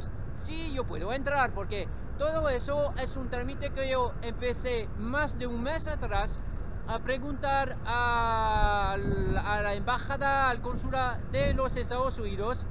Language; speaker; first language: Spanish; non-native, learner; French